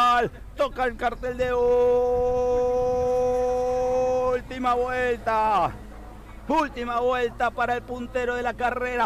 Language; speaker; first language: Spanish; native; Spanish